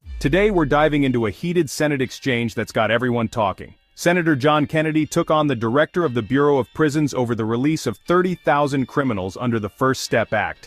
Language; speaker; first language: English; native; English